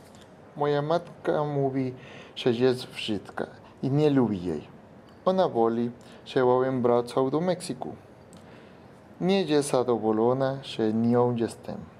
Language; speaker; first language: Polish; non-native, fluent; Spanish